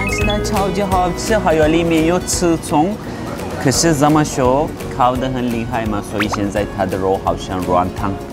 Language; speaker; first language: Chinese; non-native, fluent; Turkish